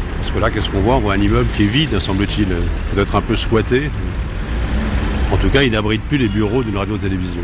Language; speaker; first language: French; native; French